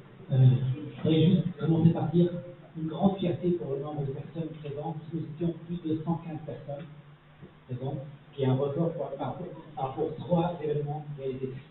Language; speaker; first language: French; non-native, local second language; Arabic